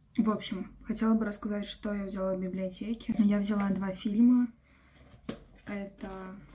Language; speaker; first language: Russian; non-native, local second language; Uzbek